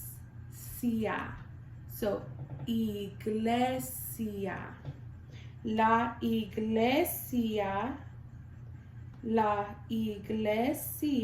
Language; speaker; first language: Spanish; non-native, learner; English